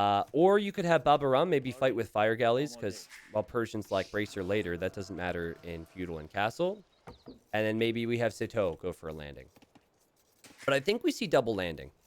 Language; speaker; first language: English; native; English